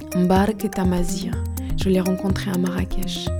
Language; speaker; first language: French; non-native, local second language; Arabic